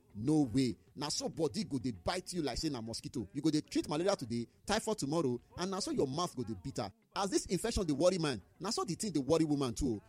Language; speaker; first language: Nigerian Pidgin; native; Nigerian Pidgin